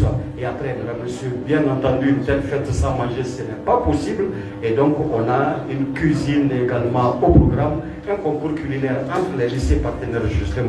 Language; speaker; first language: French; native; French